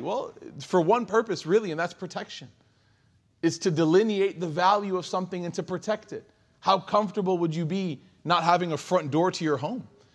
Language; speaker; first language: English; native; English